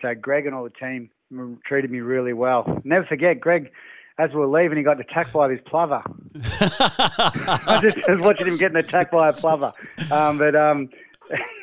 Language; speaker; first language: English; native; English